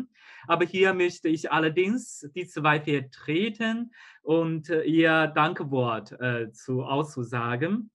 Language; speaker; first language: German; non-native, fluent; Chinese